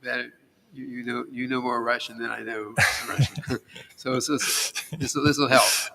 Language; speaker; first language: English; native; English